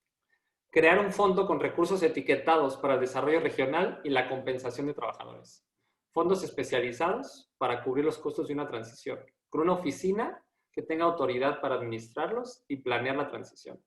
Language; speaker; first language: Spanish; native; Spanish